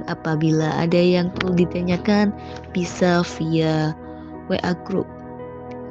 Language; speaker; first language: Indonesian; native; Indonesian